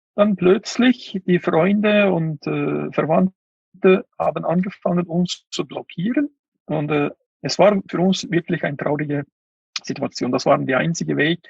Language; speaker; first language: German; non-native, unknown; Uyghur